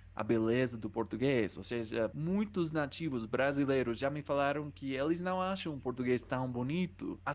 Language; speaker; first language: Portuguese; non-native, fluent; English